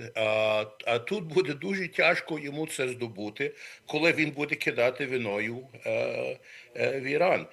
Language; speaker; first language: Ukrainian; early bilingual, heritage; Ukrainian